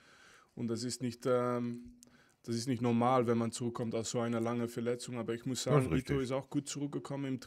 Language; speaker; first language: German; non-native, fluent; French